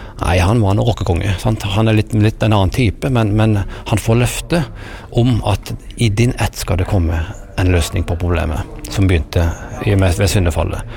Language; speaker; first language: Norwegian; native; Norwegian